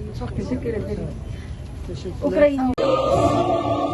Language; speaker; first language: Turkish; non-native, learner; Ukrainian